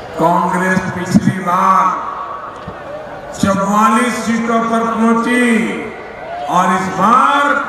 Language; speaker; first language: Hindi; non-native, local second language; Gujarati